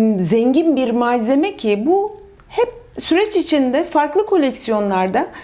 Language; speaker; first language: Turkish; native; Turkish